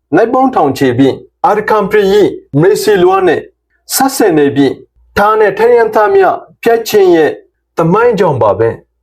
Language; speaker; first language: Burmese; non-native, local second language; Rohingya